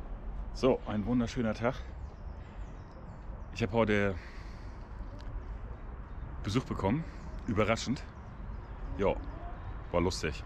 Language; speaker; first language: German; native; German